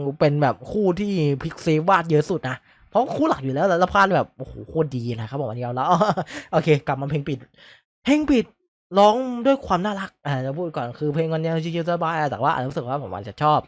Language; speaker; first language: Thai; native; Thai